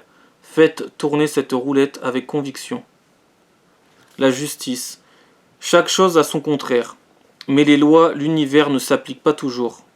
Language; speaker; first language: French; native; French